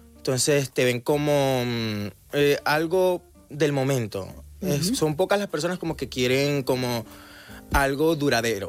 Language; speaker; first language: Spanish; native; Spanish